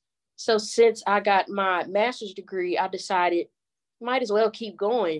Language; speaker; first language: English; native; English